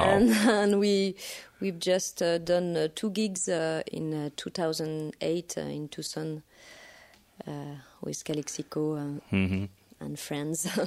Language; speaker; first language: English; non-native, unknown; French